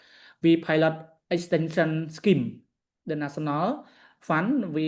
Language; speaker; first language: English; non-native, learner; Khmer